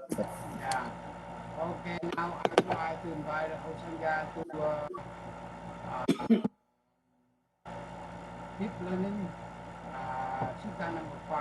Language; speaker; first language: English; non-native, learner; Vietnamese